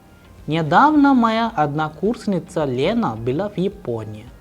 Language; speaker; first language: Russian; non-native, fluent; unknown